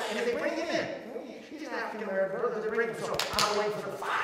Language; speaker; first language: English; early bilingual, other home language; Korean